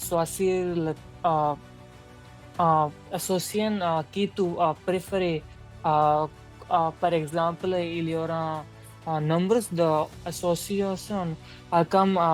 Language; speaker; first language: French; non-native, learner; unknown